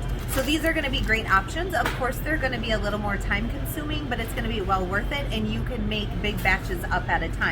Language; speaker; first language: English; native; English